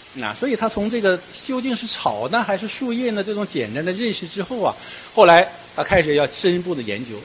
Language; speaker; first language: Chinese; native; Chinese